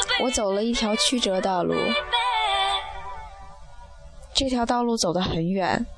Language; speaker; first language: Chinese; native; Chinese